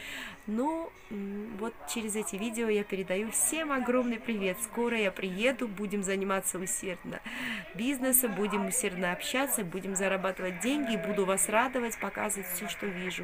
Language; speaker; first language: Russian; native; Russian